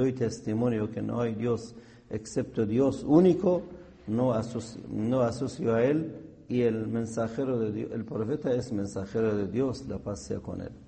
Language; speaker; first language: Spanish; non-native, fluent; Persian